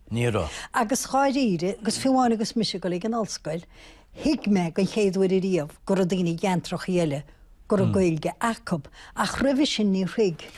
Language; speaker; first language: Irish; native; Irish